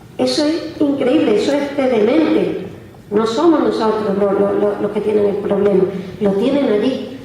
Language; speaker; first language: Spanish; native; Spanish